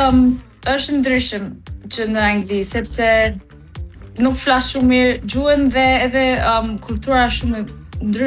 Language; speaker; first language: Albanian; non-native, learner; English